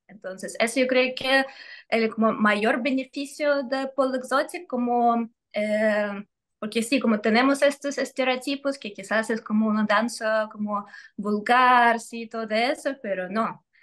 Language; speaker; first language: Spanish; non-native, fluent; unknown